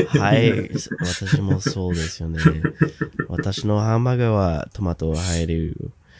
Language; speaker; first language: Japanese; non-native, learner; English